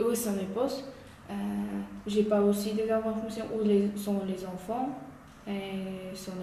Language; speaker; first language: French; non-native, learner; Uyghur